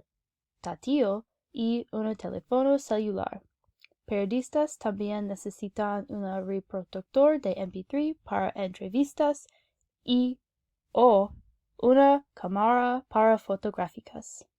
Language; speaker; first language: Spanish; non-native, learner; English